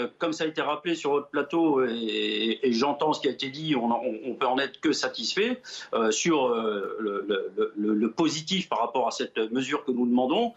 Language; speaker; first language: French; native; French